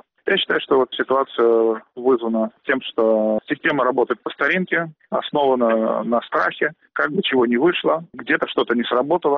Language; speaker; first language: Russian; native; Russian